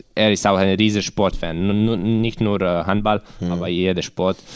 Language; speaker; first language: German; non-native, learner; Croatian